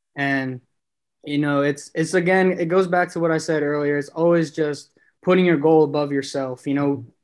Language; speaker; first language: English; native; English